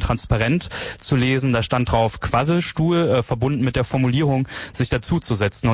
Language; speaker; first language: German; native; German